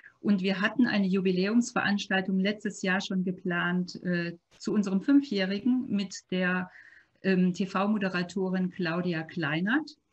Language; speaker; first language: German; native; German